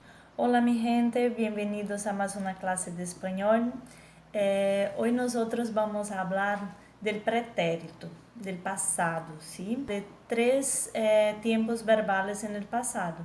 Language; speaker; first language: Spanish; non-native, fluent; Portuguese